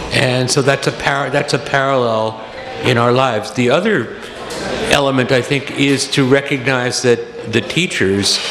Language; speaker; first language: English; native; English